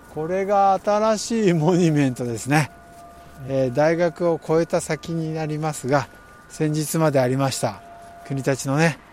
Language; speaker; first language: Japanese; non-native, fluent; Vietnamese